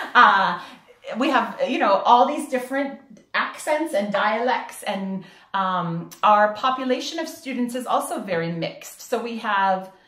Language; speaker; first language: English; native; English